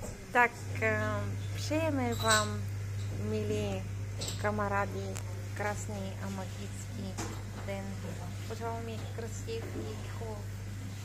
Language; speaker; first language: Czech; non-native, learner; Bulgarian